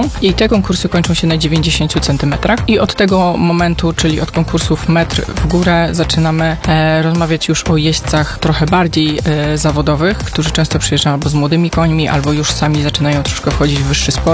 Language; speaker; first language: Polish; native; Polish